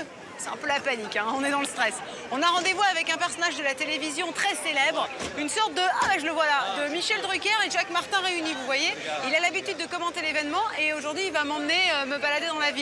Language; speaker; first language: French; native; French